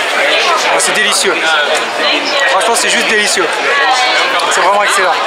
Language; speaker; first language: French; native; French